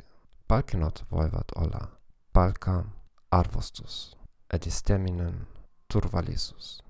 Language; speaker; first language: Finnish; non-native, fluent; German